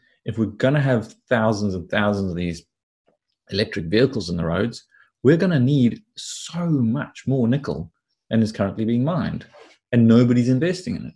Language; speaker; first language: English; native; English